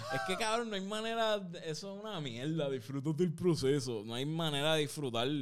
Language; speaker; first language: Spanish; native; Spanish